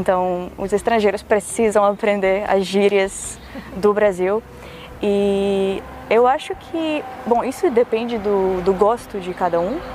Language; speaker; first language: Portuguese; non-native, fluent; Macedonian